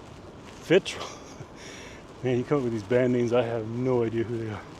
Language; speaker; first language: English; native; English